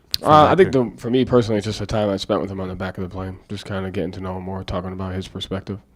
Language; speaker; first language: English; native; English